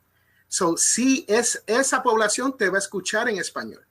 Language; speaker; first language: Spanish; early bilingual, other home language; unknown